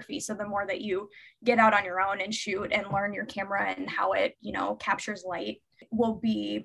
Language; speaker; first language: English; native; English